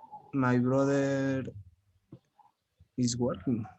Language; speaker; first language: English; non-native, learner; Spanish